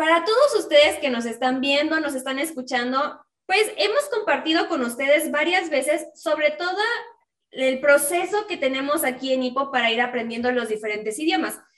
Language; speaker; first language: Spanish; native; Spanish